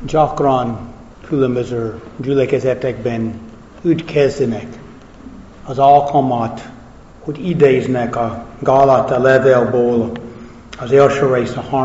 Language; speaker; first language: Hungarian; non-native, fluent; English